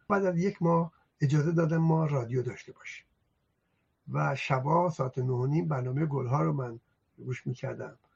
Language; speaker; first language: Persian; non-native, local second language; Azerbaijani